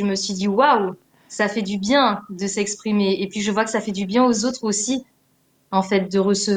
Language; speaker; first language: French; native; French